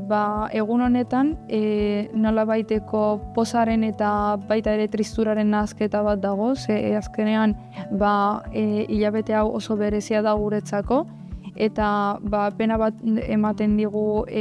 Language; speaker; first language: Basque; early bilingual, other home language; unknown